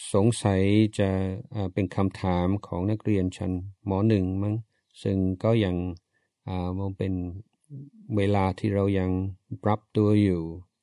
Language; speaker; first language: Thai; non-native, fluent; English